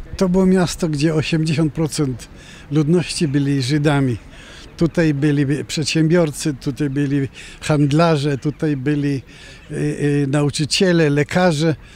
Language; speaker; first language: Polish; early bilingual, heritage; Polish